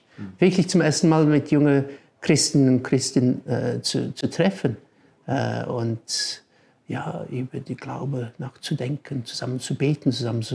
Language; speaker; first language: German; non-native, fluent; English